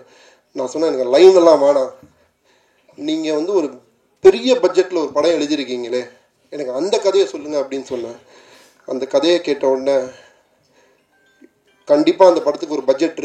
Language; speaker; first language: Tamil; native; Tamil